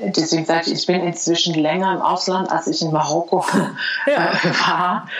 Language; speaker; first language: German; non-native, fluent; Arabic